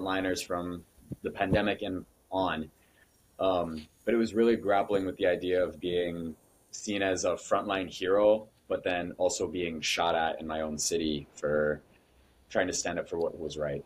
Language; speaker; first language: English; native; English